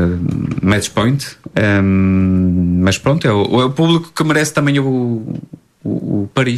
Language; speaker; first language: Portuguese; native; Portuguese